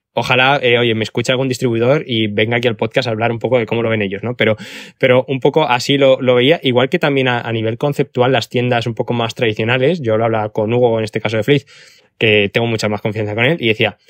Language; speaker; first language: Spanish; native; Spanish